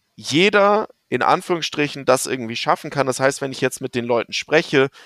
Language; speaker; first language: German; native; German